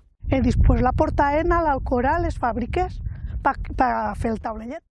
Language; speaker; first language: Catalan; native; Catalan